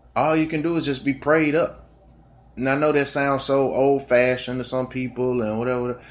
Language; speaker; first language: English; native; English